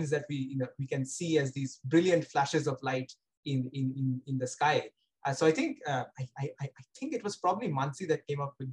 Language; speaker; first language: English; non-native, local second language; Bangla